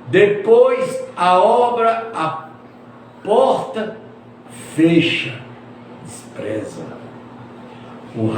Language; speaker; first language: Portuguese; native; Portuguese